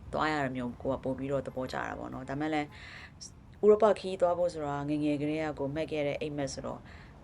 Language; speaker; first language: Burmese; non-native, local second language; Kachin